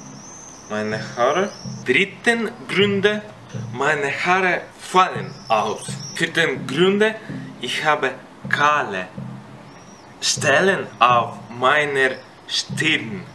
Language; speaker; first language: German; non-native, learner; Russian